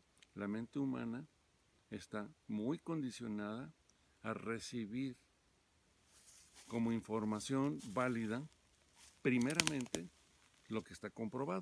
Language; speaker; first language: Spanish; native; Spanish